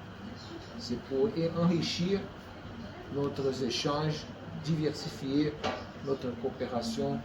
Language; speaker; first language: French; non-native, fluent; Portuguese